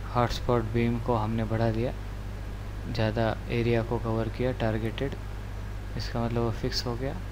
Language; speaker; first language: Hindi; non-native, local second language; Marathi